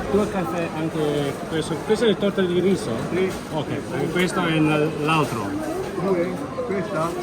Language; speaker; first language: Italian; non-native, learner; English